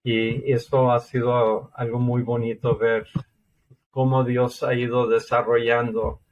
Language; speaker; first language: Spanish; non-native, fluent; English